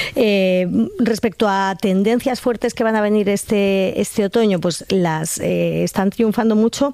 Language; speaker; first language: Spanish; native; Spanish